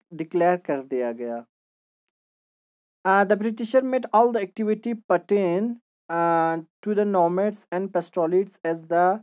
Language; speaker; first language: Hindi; non-native, local second language; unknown